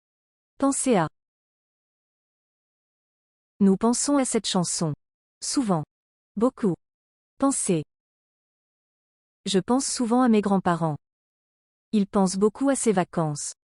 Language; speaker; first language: French; non-native, learner; English